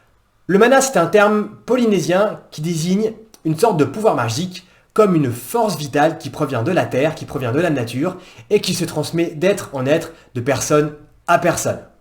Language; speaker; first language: French; native; French